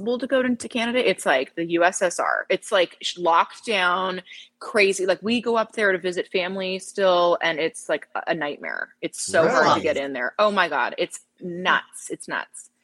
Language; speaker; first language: English; native; English